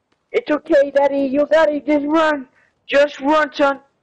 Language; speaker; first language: English; early bilingual, other home language; Spanish